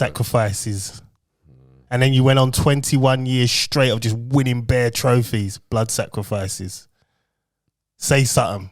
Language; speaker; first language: English; native; English